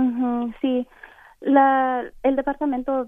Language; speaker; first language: Spanish; early bilingual, heritage; Spanish